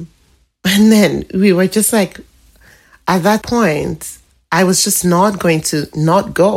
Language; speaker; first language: English; non-native, local second language; Igbo